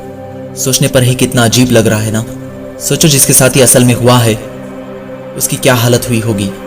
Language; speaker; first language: Hindi; native; Hindi